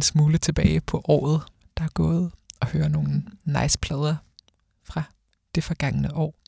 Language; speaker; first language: Danish; native; Danish